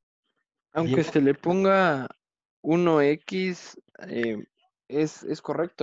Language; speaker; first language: Spanish; native; Spanish